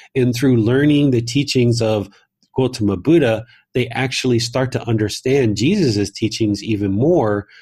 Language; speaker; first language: English; native; English